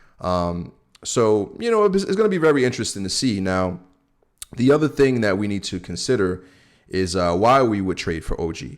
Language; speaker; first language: English; native; English